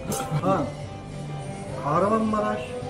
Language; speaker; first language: Korean; non-native, learner; Turkish